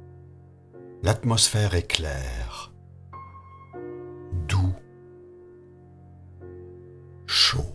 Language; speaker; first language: French; native; French